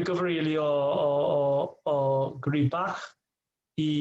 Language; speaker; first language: Russian; non-native, learner; English